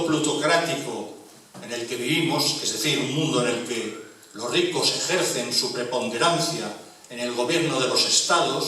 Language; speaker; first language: Spanish; native; Spanish